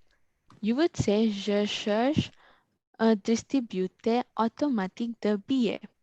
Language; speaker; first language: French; non-native, learner; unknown